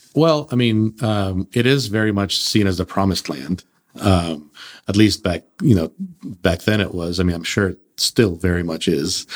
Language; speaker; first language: English; early bilingual, other home language; Russian